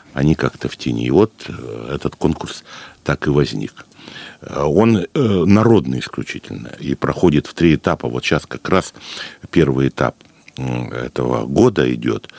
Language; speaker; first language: Russian; native; Russian